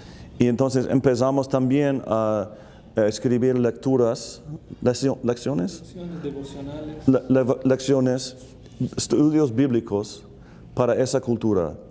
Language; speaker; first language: Spanish; non-native, fluent; English